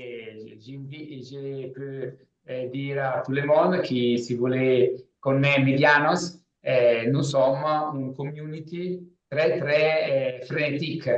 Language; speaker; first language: French; non-native, learner; Italian